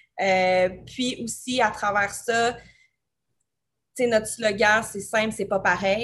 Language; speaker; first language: French; native; French